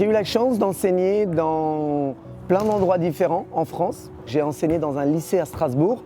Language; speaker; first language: French; early bilingual, other home language; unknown